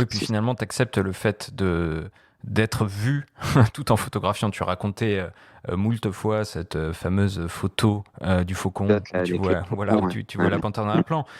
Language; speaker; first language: French; native; French